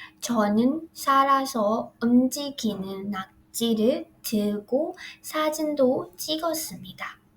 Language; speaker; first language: Korean; non-native, fluent; Burmese